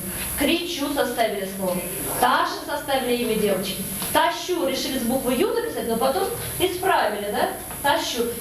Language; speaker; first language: Russian; non-native, local second language; Bashkir